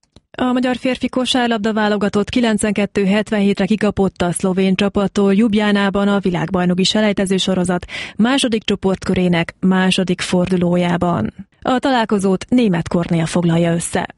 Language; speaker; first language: Hungarian; native; Hungarian